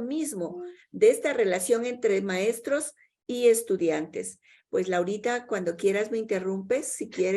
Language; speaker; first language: Spanish; native; Spanish